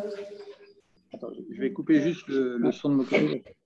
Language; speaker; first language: French; native; French